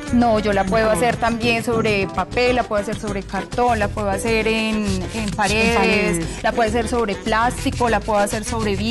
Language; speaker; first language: Spanish; native; Spanish